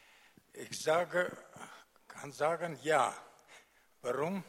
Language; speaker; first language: German; non-native, fluent; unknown